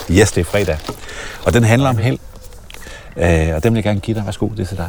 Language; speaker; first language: Danish; native; Danish